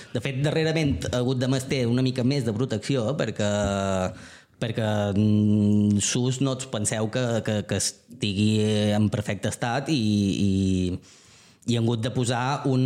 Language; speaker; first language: Catalan; native; Catalan